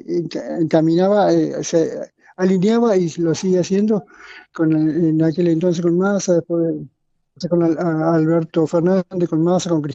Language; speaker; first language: Spanish; native; Spanish